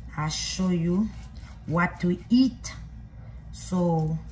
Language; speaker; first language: English; non-native, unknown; Haitian Creole